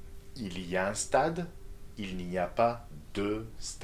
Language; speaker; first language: French; non-native, fluent; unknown